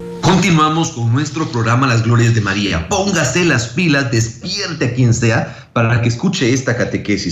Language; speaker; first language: Spanish; native; Spanish